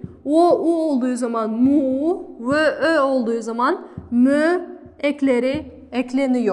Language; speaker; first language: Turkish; non-native, fluent; Kazakh